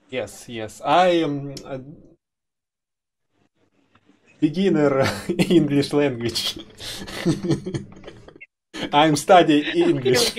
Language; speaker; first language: English; non-native, learner; Russian